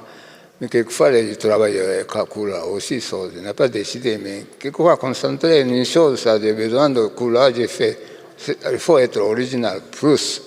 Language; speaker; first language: French; non-native, learner; Japanese